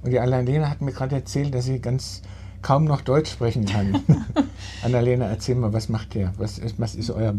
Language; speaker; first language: German; native; German